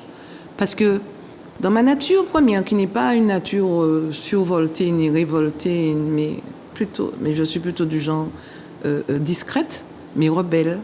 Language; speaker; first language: French; native; French